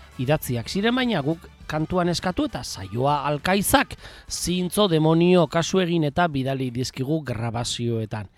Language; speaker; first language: Basque; native; Basque